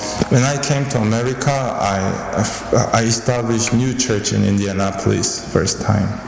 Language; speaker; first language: English; non-native, fluent; Korean